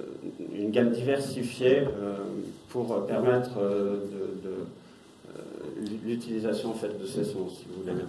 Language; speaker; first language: French; native; French